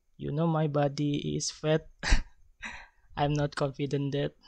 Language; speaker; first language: English; non-native, learner; Indonesian